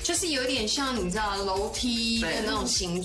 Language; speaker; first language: Chinese; native; Chinese